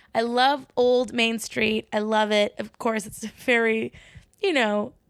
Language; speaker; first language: English; native; English